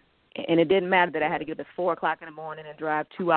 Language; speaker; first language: English; native; English